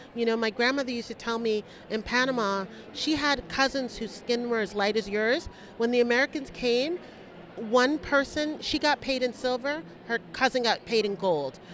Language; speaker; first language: English; early bilingual, other home language; Spanish